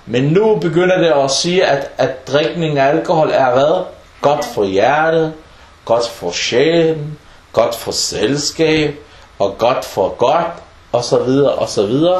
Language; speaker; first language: Danish; early bilingual, other home language; Arabic